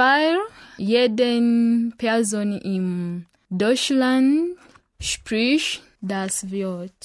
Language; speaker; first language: German; non-native, learner; Ganda